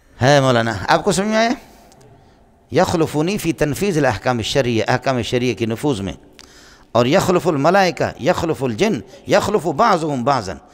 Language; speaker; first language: Urdu; non-native, local second language; Brahui